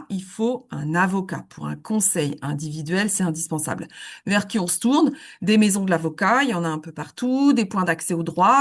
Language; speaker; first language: French; native; French